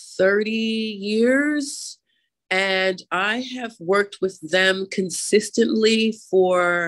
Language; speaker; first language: English; native; English